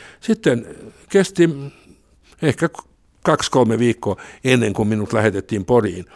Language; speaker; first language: Finnish; non-native, local second language; Swedish